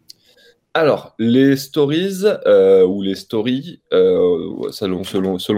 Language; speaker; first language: French; native; French